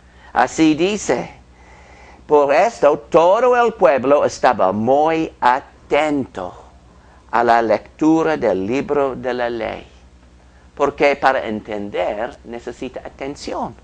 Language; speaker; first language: Spanish; non-native, fluent; English